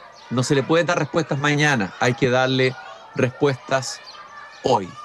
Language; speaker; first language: Spanish; native; Spanish